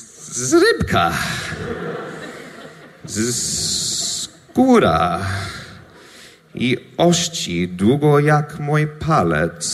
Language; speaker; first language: Polish; non-native, learner; English